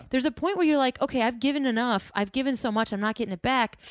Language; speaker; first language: English; native; English